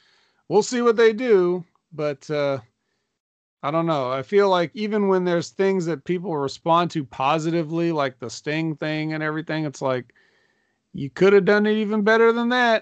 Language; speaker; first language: English; native; English